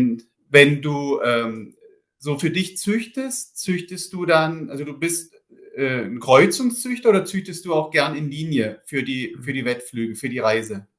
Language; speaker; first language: German; native; German